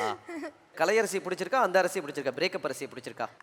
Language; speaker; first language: Tamil; native; Tamil